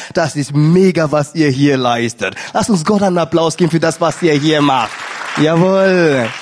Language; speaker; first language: German; non-native, fluent; French